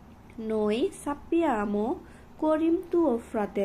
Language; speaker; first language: Italian; non-native, learner; Bangla